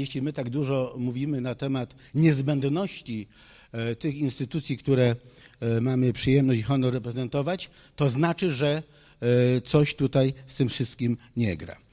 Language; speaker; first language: Polish; native; Polish